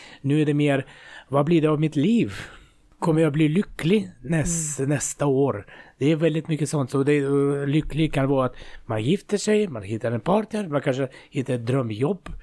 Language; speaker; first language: Swedish; non-native, fluent; Russian